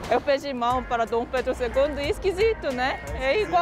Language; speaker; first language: Portuguese; non-native, fluent; Korean